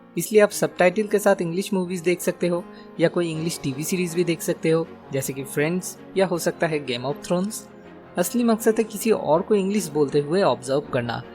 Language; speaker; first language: Hindi; native; Hindi